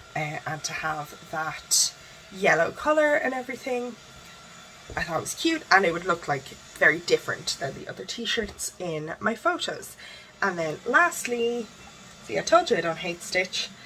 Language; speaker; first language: English; native; English